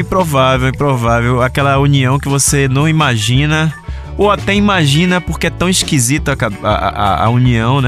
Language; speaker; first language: Portuguese; native; Portuguese